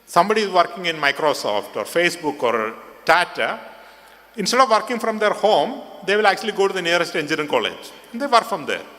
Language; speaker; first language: English; non-native, local second language; Malayalam